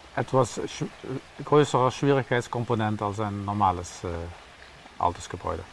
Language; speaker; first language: German; non-native, fluent; Dutch